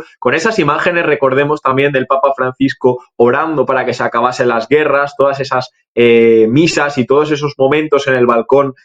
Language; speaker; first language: Spanish; native; Spanish